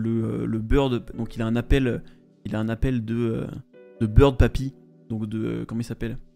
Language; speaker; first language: French; native; French